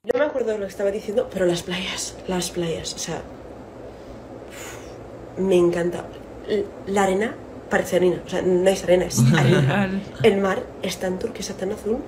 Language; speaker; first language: Spanish; non-native, fluent; Italian